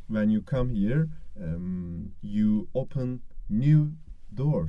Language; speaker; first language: English; non-native, learner; Lithuanian